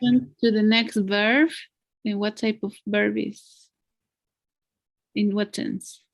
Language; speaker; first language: English; non-native, fluent; Spanish